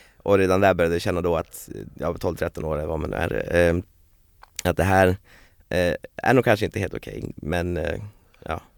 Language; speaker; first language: Swedish; native; Swedish